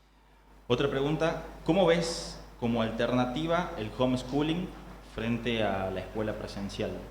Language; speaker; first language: Spanish; native; Spanish